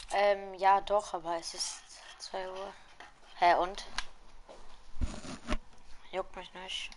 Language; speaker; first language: German; native; German